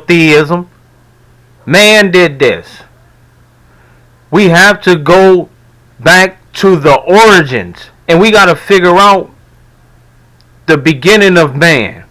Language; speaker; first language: English; native; English